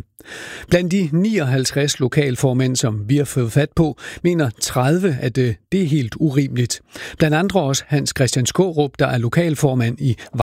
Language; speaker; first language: Danish; native; Danish